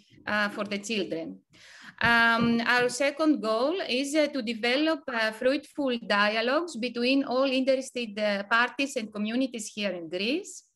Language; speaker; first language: English; non-native, fluent; Ukrainian